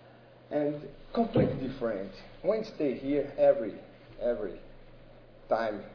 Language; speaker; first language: English; non-native, learner; Portuguese